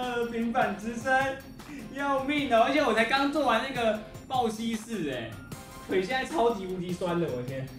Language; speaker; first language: Chinese; native; Chinese